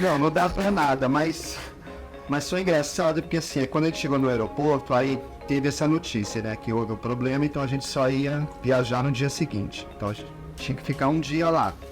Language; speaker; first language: Portuguese; native; Portuguese